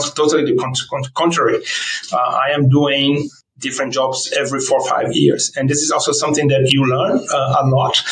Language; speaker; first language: English; non-native, fluent; Portuguese